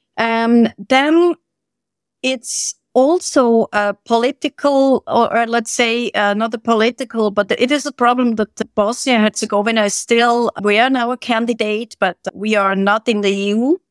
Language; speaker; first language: English; non-native, fluent; German